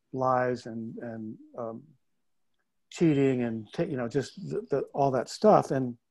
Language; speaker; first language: English; native; English